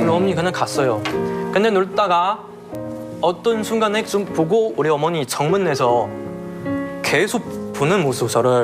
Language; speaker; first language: Korean; non-native, learner; Chinese